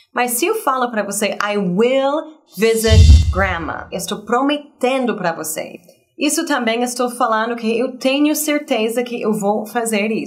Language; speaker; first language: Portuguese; non-native, fluent; English